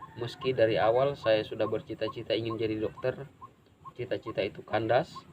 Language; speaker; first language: Indonesian; non-native, local second language; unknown